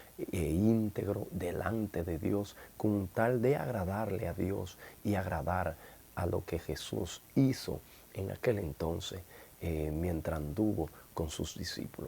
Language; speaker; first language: Spanish; native; Spanish